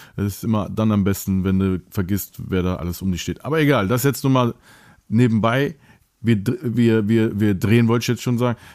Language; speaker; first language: German; native; German